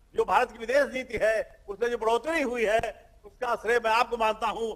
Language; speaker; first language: Hindi; native; Hindi